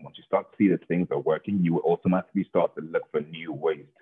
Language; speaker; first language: English; non-native, local second language; Yoruba